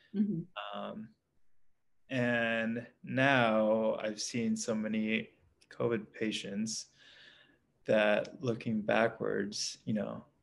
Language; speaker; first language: English; native; English